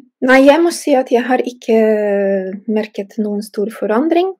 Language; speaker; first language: Norwegian; non-native, fluent; Russian